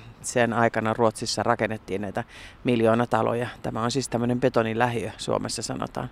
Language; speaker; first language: Finnish; early bilingual, heritage; Finnish